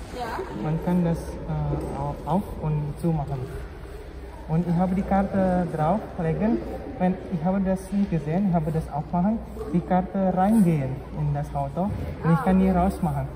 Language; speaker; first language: German; non-native, learner; Indonesian